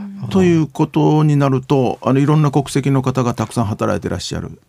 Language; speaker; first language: Japanese; native; Japanese